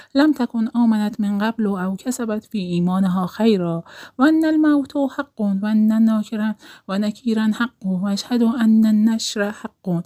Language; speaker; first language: Arabic; non-native, learner; Persian